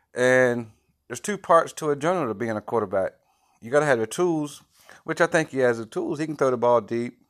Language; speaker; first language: English; native; English